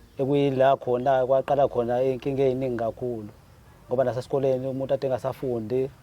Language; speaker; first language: Zulu; native; Zulu